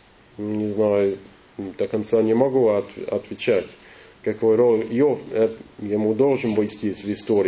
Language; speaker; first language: Russian; non-native, learner; English